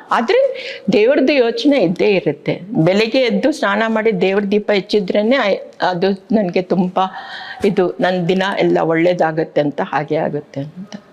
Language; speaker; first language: Kannada; non-native, local second language; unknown